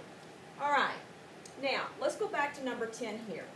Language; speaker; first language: English; native; English